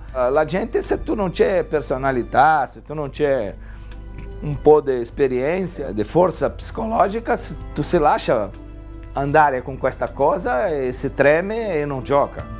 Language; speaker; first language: Italian; non-native, fluent; Portuguese